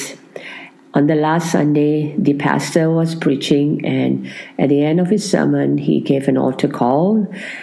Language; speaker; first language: English; non-native, local second language; Tamil